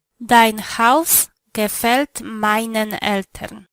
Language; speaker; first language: German; non-native, learner; Polish